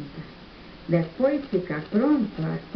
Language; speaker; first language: Portuguese; non-native, learner; German